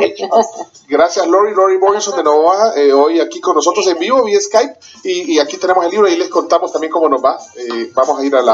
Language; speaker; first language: Spanish; native; Spanish